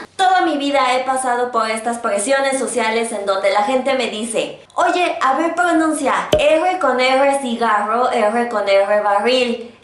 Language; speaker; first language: Spanish; native; Spanish